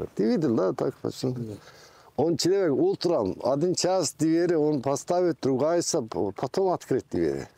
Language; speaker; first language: Russian; non-native, learner; Turkish